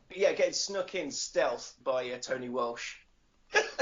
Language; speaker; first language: English; native; English